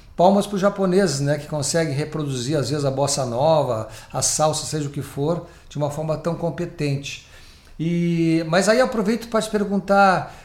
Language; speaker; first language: Portuguese; native; Portuguese